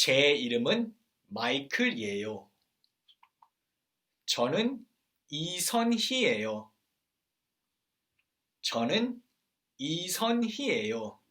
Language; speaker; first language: Korean; non-native, fluent; English